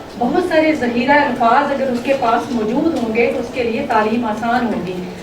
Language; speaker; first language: Urdu; non-native, local second language; Punjabi